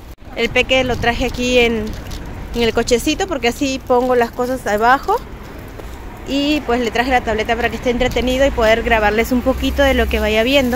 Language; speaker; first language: Spanish; native; Spanish